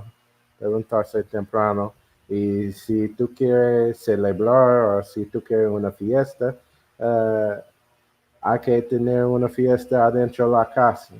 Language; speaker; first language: Spanish; non-native, learner; English